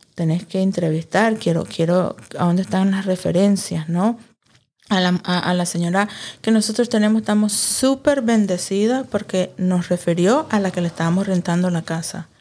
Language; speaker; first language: Spanish; early bilingual, heritage; Spanish